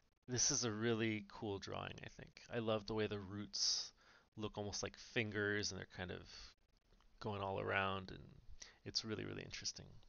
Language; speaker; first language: English; native; English